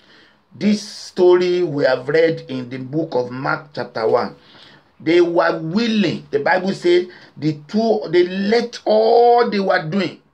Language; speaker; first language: English; non-native, local second language; Yoruba